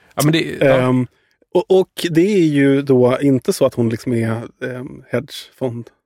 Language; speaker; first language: Swedish; native; Swedish